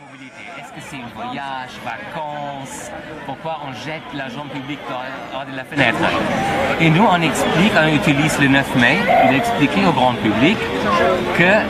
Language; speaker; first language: French; non-native, fluent; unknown